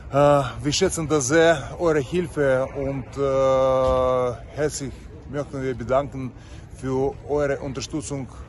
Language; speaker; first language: German; non-native, fluent; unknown